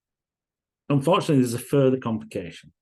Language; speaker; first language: English; native; English